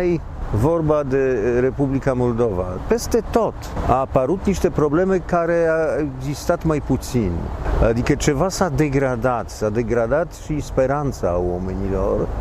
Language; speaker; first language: Romanian; non-native, fluent; Polish